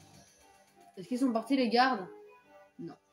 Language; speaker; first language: French; native; French